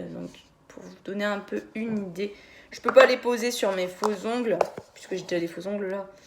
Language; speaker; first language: French; native; French